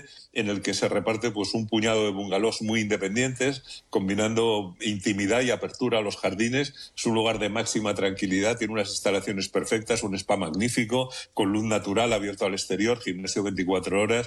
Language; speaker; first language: Spanish; native; Spanish